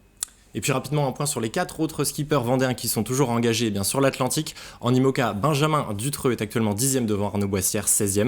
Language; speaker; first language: French; native; French